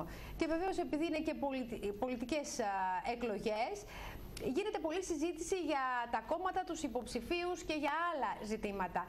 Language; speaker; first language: Greek; native; Greek